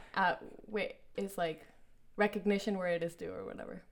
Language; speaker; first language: English; early bilingual, other home language; Spanish